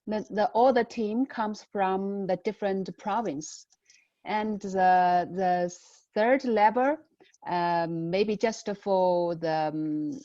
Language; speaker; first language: English; non-native, learner; Chinese